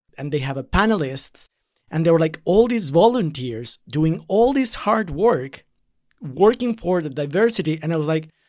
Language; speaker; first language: English; non-native, fluent; Spanish